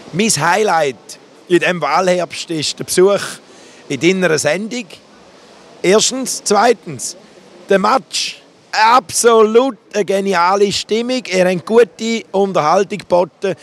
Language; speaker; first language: German; native; German